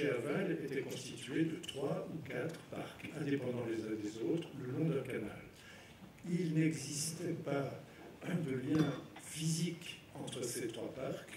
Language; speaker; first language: French; native; French